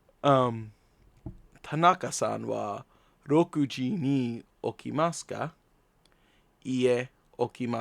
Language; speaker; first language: Japanese; non-native, learner; English